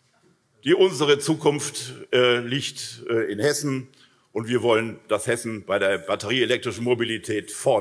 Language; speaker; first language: German; native; German